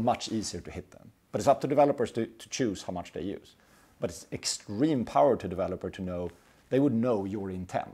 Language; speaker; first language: English; non-native, fluent; Swedish